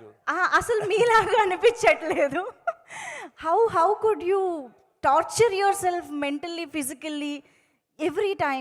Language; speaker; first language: Telugu; native; Telugu